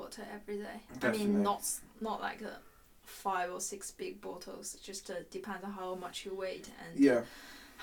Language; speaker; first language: English; non-native, fluent; Chinese